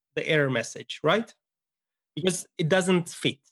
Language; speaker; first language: English; non-native, fluent; Romanian